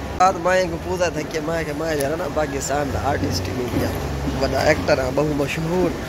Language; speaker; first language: Urdu; non-native, local second language; Saraiki